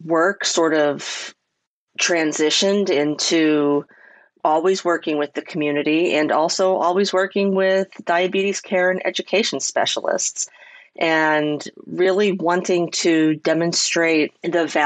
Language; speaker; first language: English; native; English